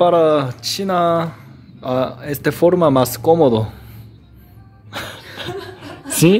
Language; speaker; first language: Spanish; non-native, learner; Korean